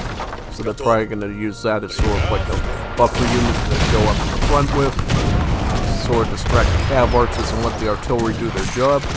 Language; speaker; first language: English; native; English